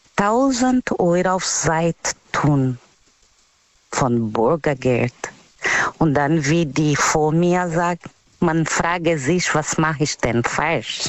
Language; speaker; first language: German; non-native, learner; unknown